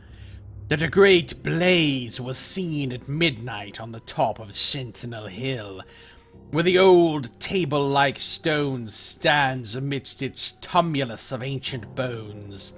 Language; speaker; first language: English; native; English